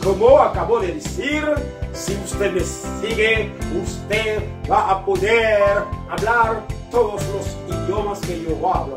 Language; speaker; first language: Spanish; non-native, fluent; Haitian Creole